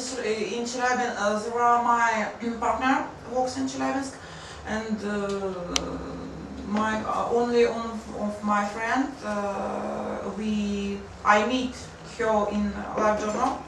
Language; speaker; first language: English; non-native, learner; Russian